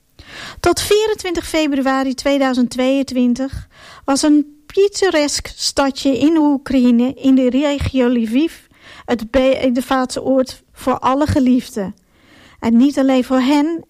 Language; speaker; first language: Dutch; non-native, fluent; Ukrainian